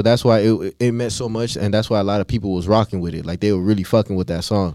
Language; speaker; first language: English; native; English